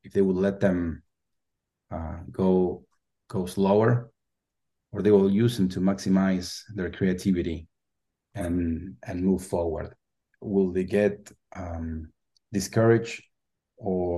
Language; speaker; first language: English; non-native, fluent; Spanish